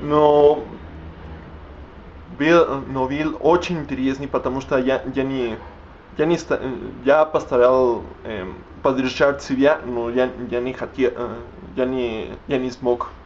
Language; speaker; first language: Russian; non-native, learner; Spanish